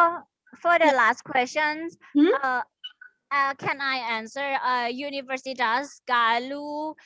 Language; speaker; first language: English; non-native, fluent; Thai